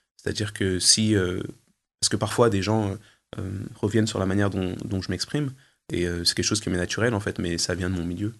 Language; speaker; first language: French; early bilingual, other home language; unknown